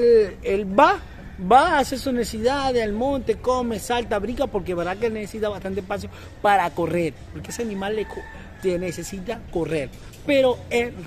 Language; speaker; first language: Spanish; native; Spanish